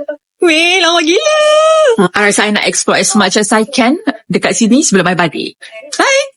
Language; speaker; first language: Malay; native; Malay